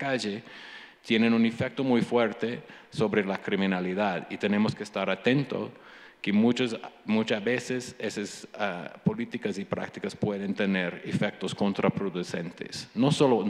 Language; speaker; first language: Spanish; non-native, fluent; English